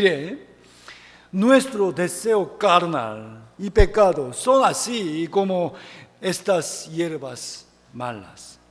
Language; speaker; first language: Spanish; non-native, fluent; Korean